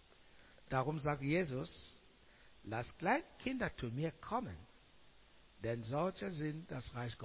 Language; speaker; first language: German; non-native, learner; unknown